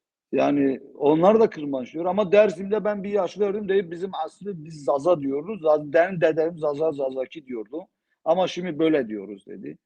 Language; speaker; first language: Turkish; non-native, local second language; Zaza